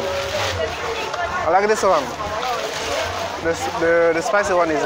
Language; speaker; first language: English; non-native, learner; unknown